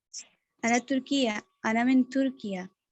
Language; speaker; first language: Arabic; non-native, learner; Urdu